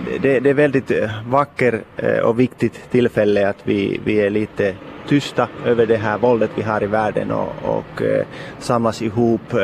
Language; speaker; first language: Swedish; non-native, local second language; Finnish